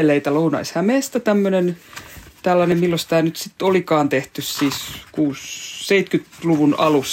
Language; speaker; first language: Finnish; native; Finnish